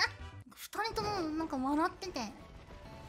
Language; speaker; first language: Japanese; native; Japanese